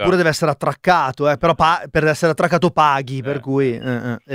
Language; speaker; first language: Italian; native; Italian